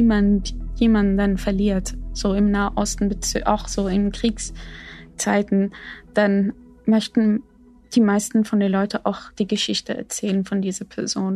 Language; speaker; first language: German; non-native, fluent; Arabic